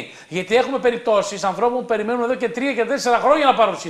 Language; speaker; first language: Greek; native; Greek